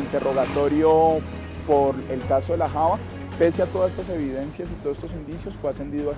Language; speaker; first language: Spanish; native; Spanish